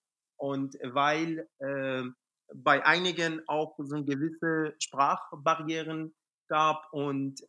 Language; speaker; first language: German; non-native, fluent; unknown